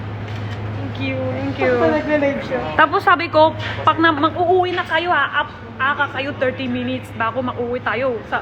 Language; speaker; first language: Filipino; non-native, learner; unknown